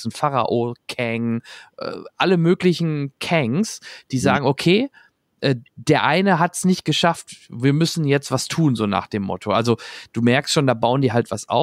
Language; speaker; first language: German; native; German